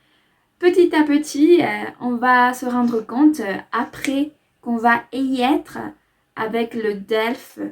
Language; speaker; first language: French; non-native, fluent; Spanish